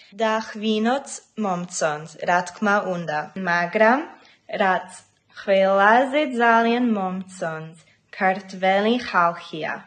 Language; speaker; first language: Georgian; non-native, learner; English